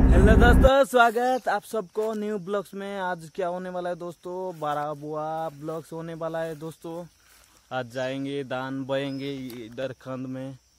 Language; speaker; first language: Hindi; non-native, local second language; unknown